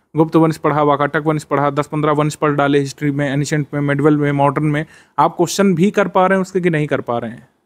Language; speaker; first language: Hindi; native; Hindi